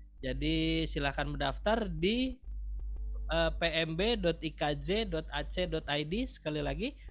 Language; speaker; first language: Indonesian; native; Indonesian